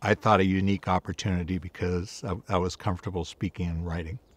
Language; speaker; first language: English; native; English